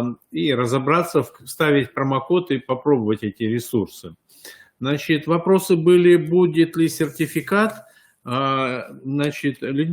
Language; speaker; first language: Russian; native; Russian